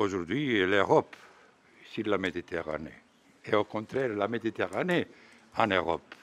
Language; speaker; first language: French; non-native, fluent; Bosnian